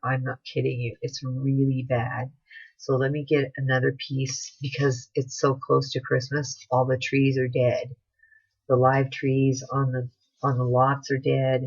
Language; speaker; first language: English; native; English